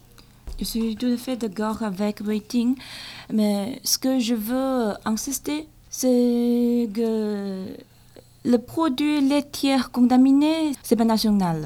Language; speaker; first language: French; non-native, learner; Chinese